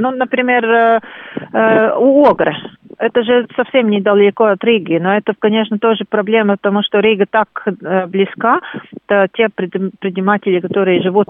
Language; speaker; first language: Russian; non-native, local second language; Latvian